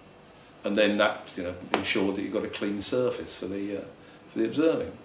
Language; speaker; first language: English; native; English